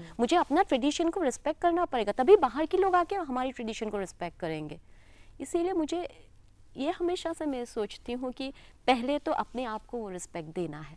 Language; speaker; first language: Hindi; non-native, local second language; Assamese